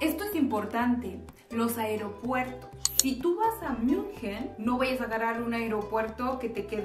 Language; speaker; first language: Spanish; native; Spanish